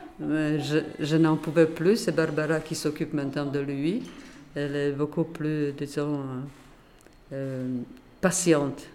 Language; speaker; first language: French; non-native, fluent; Polish